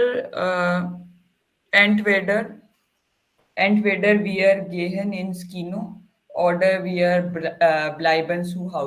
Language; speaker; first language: German; non-native, learner; Hindi